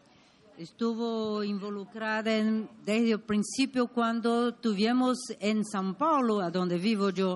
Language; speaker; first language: Spanish; non-native, learner; Portuguese